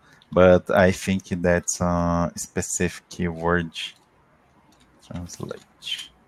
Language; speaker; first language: English; non-native, learner; Portuguese